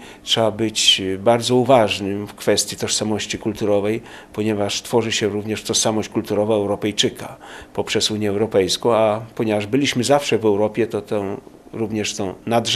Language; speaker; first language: Polish; native; Polish